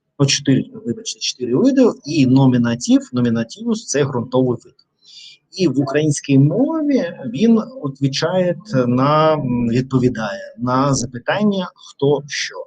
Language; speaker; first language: Ukrainian; non-native, learner; Russian